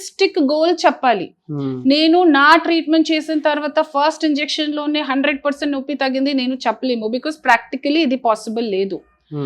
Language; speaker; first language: Telugu; non-native, local second language; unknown